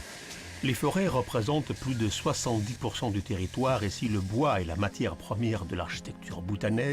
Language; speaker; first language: French; native; French